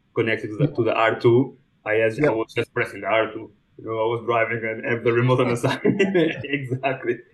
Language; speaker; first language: English; non-native, fluent; Portuguese